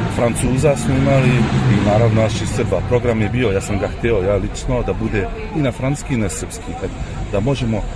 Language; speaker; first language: Serbian; early bilingual, heritage; French